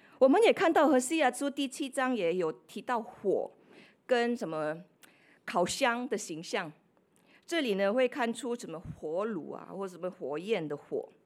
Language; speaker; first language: Chinese; non-native, fluent; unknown